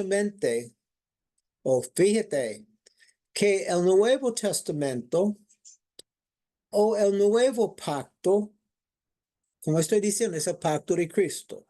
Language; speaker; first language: Spanish; non-native, fluent; English